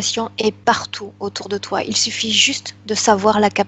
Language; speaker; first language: French; native; French